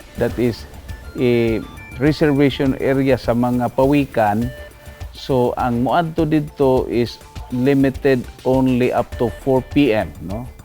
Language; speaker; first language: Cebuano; native; Cebuano